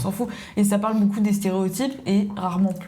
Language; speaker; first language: French; native; French